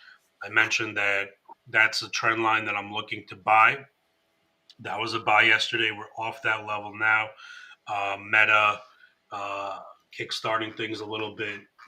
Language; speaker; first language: English; native; English